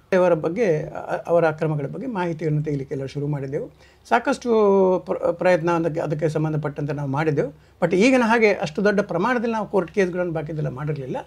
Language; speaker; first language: Kannada; native; Kannada